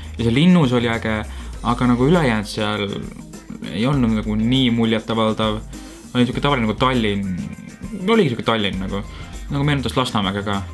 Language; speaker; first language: Estonian; early bilingual, heritage; Estonian